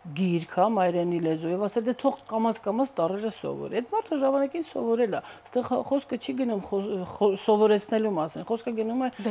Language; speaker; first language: Armenian; native; Armenian